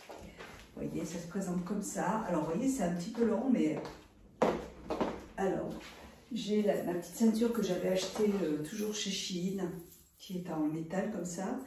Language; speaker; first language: French; native; French